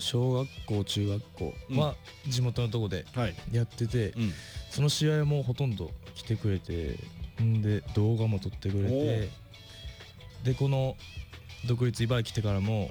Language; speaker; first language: Japanese; native; Japanese